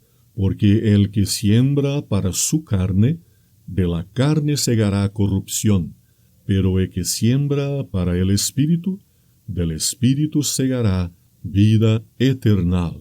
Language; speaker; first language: Spanish; non-native, fluent; Portuguese